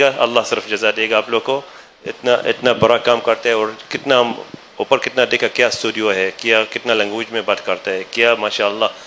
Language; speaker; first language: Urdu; non-native, learner; Arabic